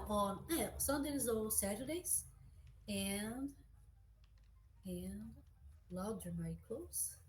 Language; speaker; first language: English; non-native, learner; Portuguese